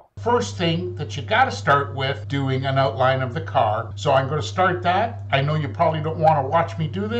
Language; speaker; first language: English; native; English